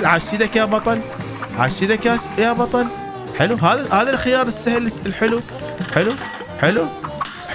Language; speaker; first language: Arabic; native; Arabic